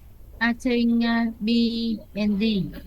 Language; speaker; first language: English; non-native, learner; Vietnamese